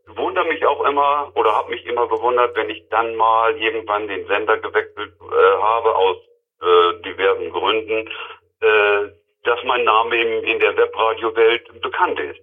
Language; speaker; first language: German; native; German